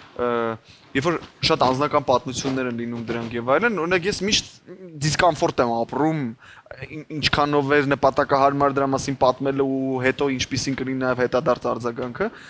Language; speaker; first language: Armenian; native; Armenian